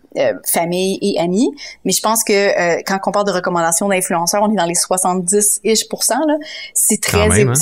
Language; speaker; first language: French; native; French